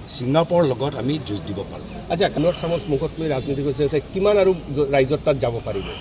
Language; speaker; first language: Assamese; native; Assamese